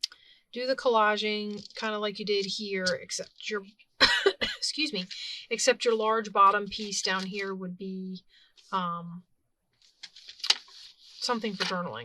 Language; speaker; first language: English; native; English